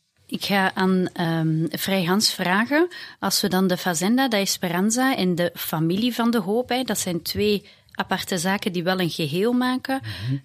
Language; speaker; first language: Dutch; native; Dutch